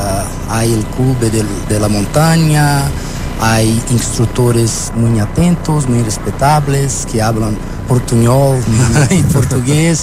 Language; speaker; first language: Spanish; non-native, learner; Portuguese